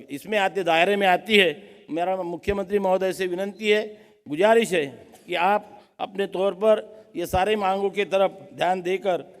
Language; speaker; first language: Hindi; non-native, local second language; Marathi